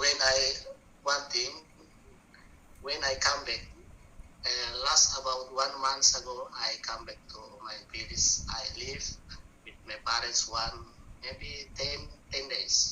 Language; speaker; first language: English; non-native, learner; Indonesian